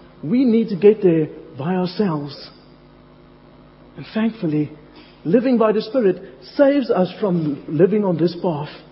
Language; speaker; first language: English; non-native, local second language; Afrikaans